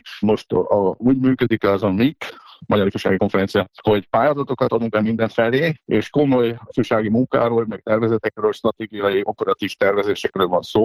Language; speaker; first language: Hungarian; native; Hungarian